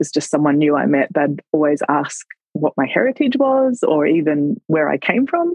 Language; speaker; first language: English; native; English